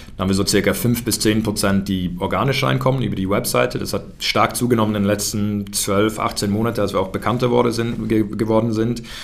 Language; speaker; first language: German; early bilingual, heritage; German